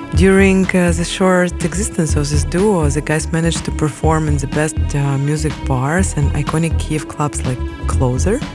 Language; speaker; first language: English; non-native, fluent; Ukrainian